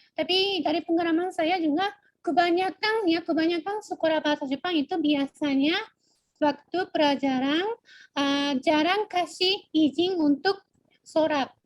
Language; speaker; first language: Indonesian; non-native, fluent; Japanese